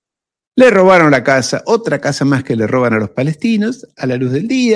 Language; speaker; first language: Spanish; native; Spanish